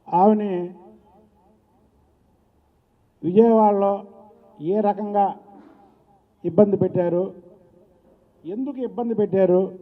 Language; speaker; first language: Telugu; native; Telugu